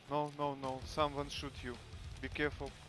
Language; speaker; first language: English; non-native, learner; Russian